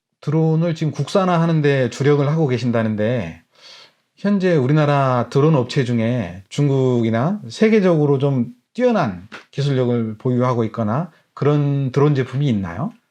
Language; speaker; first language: Korean; native; Korean